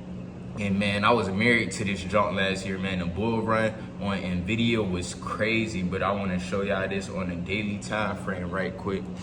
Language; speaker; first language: English; native; English